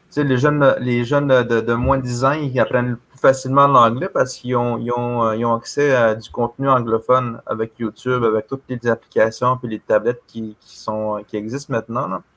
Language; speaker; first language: French; non-native, local second language; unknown